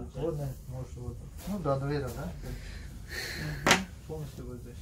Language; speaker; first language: Russian; non-native, fluent; Tajik